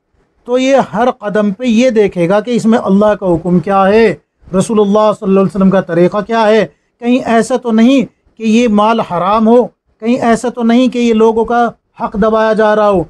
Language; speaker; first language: Urdu; native; Urdu